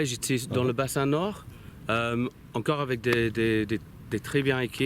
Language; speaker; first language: French; non-native, learner; English